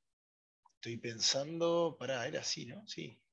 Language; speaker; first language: Spanish; native; Spanish